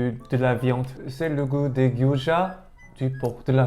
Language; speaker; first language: French; non-native, learner; Korean